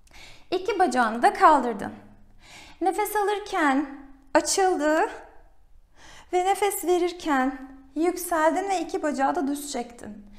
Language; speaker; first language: Turkish; native; Turkish